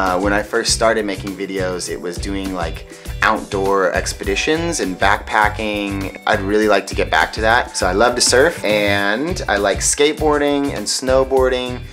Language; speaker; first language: English; native; English